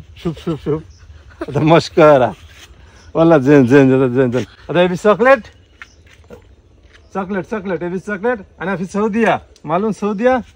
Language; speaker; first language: Arabic; non-native, learner; Bangla